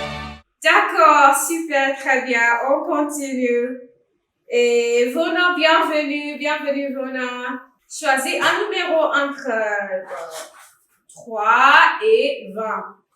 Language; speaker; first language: French; non-native, fluent; English